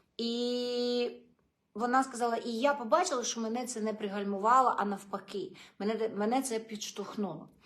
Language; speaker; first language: Ukrainian; non-native, local second language; Russian